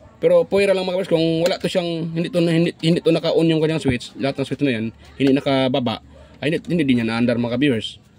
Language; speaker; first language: Filipino; non-native, local second language; Cebuano